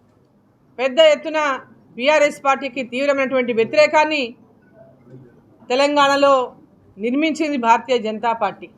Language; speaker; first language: Telugu; native; Telugu